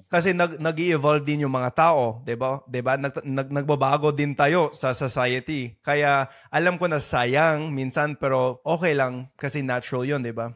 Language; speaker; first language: Filipino; non-native, fluent; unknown